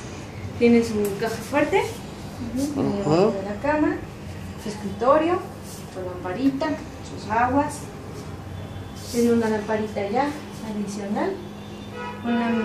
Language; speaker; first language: Spanish; native; Spanish